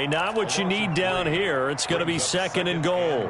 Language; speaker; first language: English; native; English